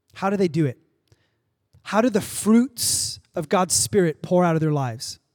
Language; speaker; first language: English; native; English